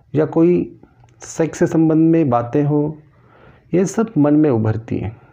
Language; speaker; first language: Hindi; non-native, local second language; Marathi